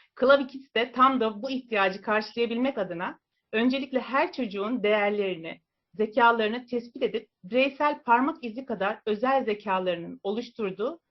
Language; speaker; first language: Turkish; native; Turkish